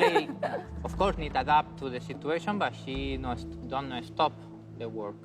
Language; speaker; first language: English; non-native, learner; Spanish